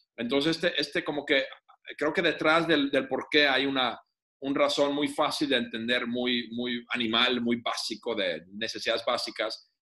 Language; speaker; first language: Spanish; non-native, fluent; Finnish